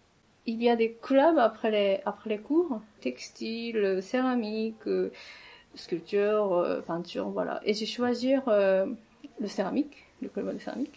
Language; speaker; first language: French; non-native, fluent; Japanese